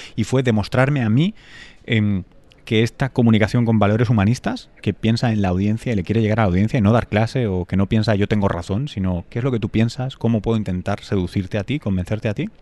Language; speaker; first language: Spanish; native; Spanish